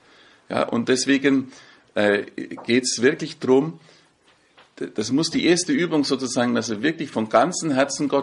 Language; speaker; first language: German; native; German